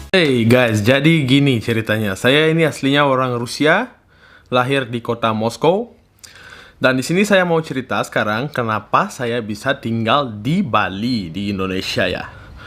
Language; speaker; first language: Indonesian; early bilingual, other home language; Russian